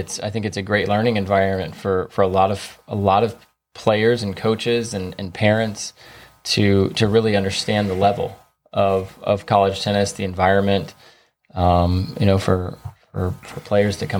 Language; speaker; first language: English; native; English